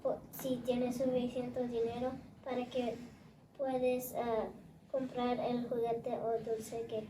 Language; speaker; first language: Spanish; early bilingual, heritage; Spanish